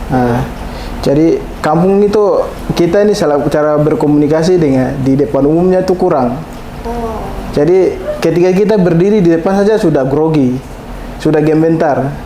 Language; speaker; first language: Indonesian; non-native, local second language; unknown